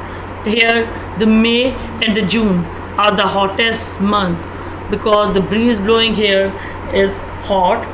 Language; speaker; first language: English; non-native, local second language; Urdu